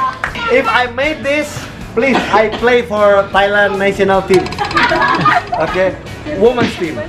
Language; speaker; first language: English; non-native, fluent; Indonesian